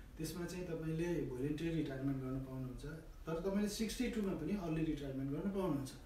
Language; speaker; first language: Nepali; native; Nepali